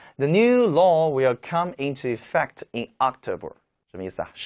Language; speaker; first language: English; non-native, fluent; Chinese